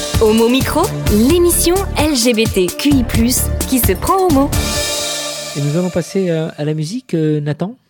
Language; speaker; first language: French; native; French